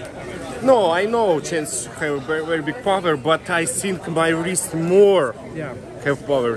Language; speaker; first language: English; non-native, learner; Ukrainian